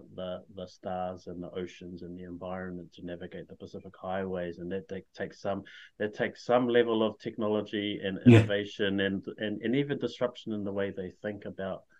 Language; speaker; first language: English; native; English